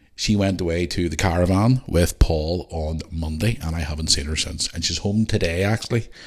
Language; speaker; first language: English; native; English